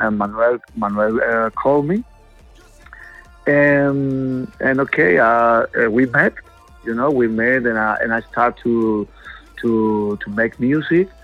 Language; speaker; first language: English; non-native, learner; Spanish